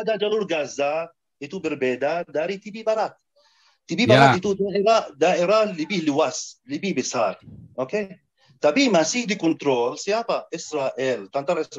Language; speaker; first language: Indonesian; non-native, fluent; Arabic